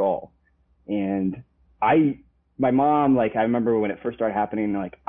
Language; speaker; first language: English; native; English